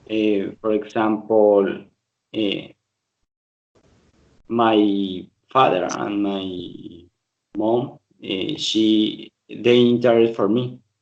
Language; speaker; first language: English; non-native, learner; Spanish